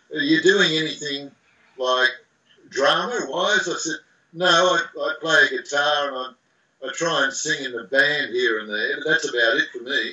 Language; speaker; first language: English; native; English